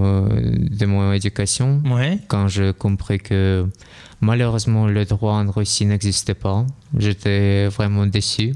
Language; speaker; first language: French; non-native, learner; Russian